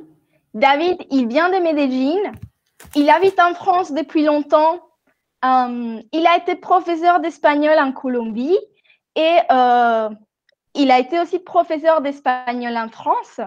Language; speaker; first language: French; non-native, fluent; Spanish